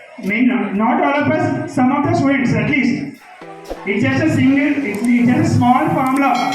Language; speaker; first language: English; non-native, local second language; Telugu